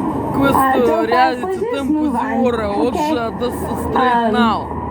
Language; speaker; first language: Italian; non-native, learner; Russian